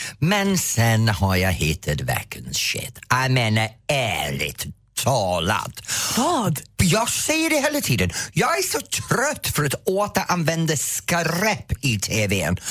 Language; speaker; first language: Swedish; non-native, fluent; English